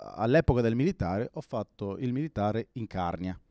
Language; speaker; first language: Italian; non-native, local second language; Venetian